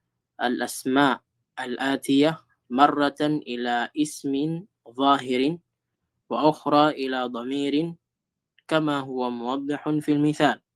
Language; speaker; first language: Arabic; non-native, fluent; Filipino